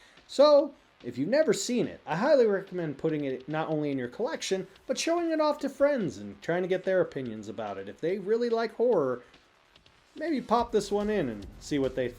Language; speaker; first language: English; native; English